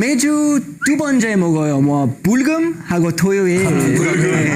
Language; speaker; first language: Korean; non-native, learner; English